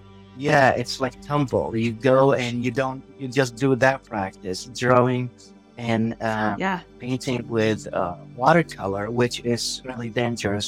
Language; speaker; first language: English; non-native, learner; Arabic